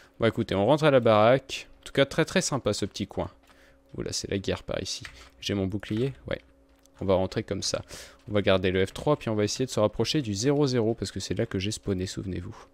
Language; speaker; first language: French; native; French